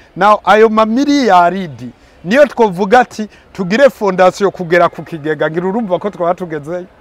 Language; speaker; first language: Rundi; early bilingual, heritage; Rundi